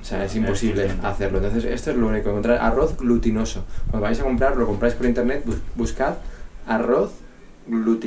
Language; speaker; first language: Spanish; native; Spanish